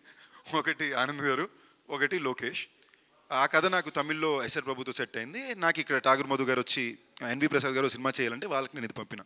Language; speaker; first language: Telugu; native; Telugu